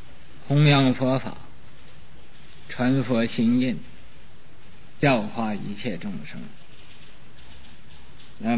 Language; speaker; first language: Chinese; native; Chinese